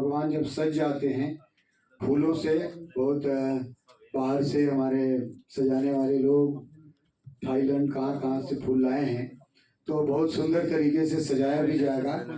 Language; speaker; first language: Hindi; native; Hindi